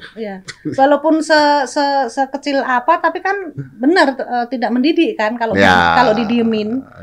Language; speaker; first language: Indonesian; native; Indonesian